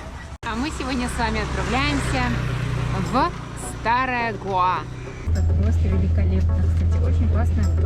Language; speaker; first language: Russian; native; Russian